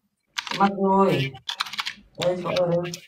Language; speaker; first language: Vietnamese; native; Vietnamese